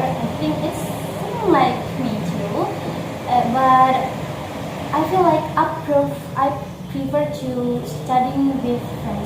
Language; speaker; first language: English; non-native, fluent; Indonesian